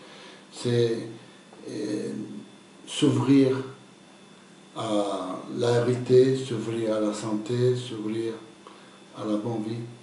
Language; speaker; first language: French; non-native, fluent; Spanish